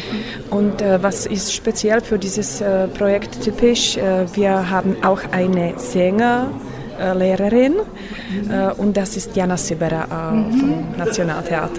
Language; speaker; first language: German; non-native, learner; Czech